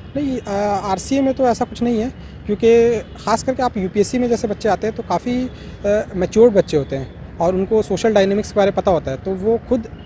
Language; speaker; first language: Hindi; native; Hindi